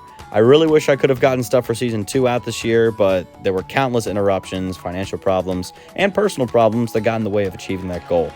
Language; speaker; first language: English; native; English